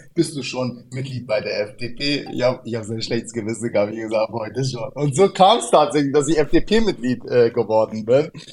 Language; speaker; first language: German; early bilingual, other home language; Arabic